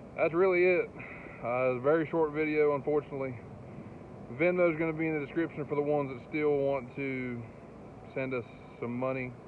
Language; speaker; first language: English; native; English